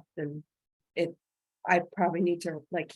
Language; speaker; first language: English; native; English